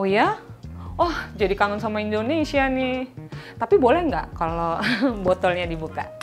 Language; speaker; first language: Indonesian; native; Indonesian